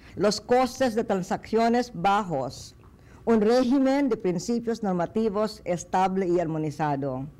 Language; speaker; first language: Spanish; non-native, fluent; Filipino